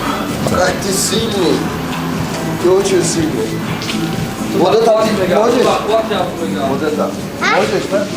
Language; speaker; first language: Russian; non-native, learner; Persian